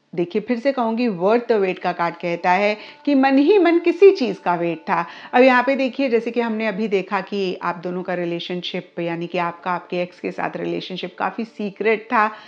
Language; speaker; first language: Hindi; native; Hindi